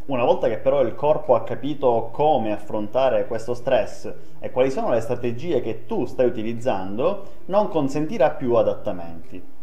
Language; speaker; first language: Italian; native; Italian